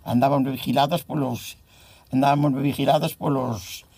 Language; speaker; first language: Spanish; non-native, local second language; Galician